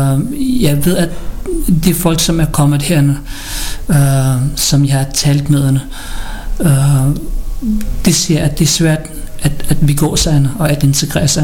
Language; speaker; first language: Danish; non-native, fluent; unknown